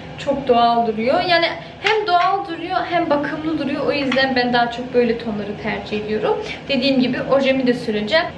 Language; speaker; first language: Turkish; early bilingual, heritage; Turkish